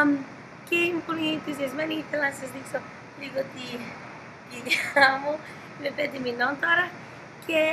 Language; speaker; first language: Greek; early bilingual, heritage; English